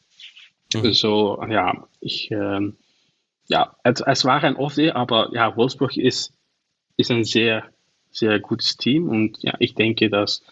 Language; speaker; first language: German; non-native, learner; Dutch